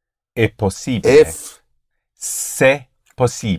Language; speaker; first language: Italian; non-native, learner; English